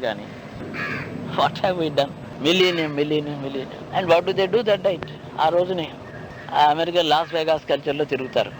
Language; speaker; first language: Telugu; native; Telugu